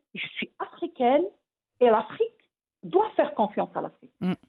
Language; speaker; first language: French; non-native, local second language; Arabic